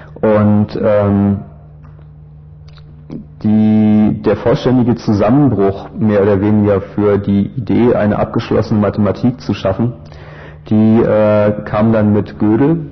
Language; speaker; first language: German; native; German